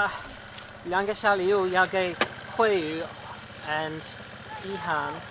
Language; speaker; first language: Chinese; non-native, learner; English